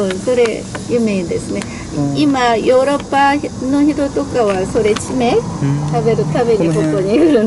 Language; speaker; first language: Japanese; non-native, fluent; Korean